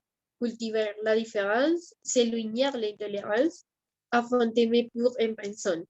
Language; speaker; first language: French; non-native, learner; Spanish